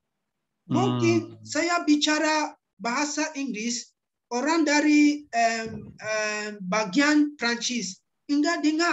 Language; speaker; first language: Indonesian; non-native, learner; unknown